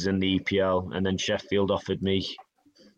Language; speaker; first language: English; native; English